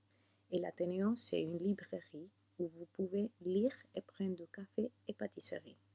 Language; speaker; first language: French; non-native, fluent; Spanish